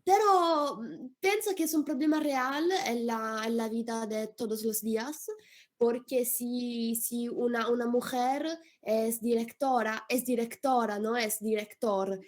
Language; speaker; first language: Spanish; non-native, learner; Italian